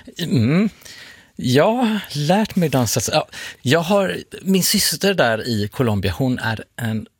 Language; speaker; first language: Swedish; native; Swedish